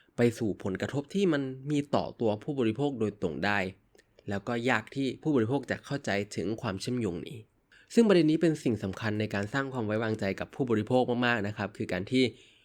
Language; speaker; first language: Thai; native; Thai